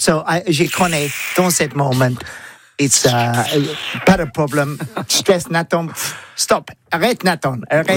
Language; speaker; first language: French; non-native, learner; English